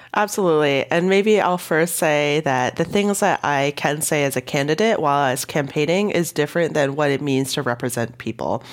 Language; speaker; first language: English; non-native, local second language; Cantonese